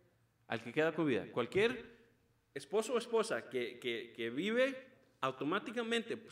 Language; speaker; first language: Spanish; early bilingual, heritage; Spanish